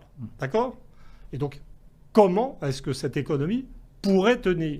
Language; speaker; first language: French; native; French